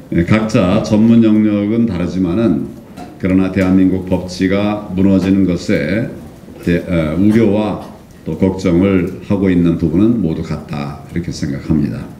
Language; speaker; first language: Korean; native; Korean